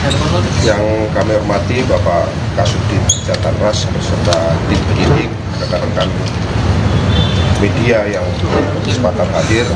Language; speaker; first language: Indonesian; native; Indonesian